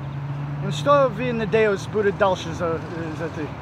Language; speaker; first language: Russian; non-native, learner; English